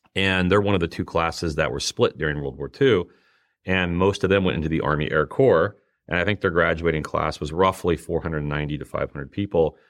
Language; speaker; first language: English; native; English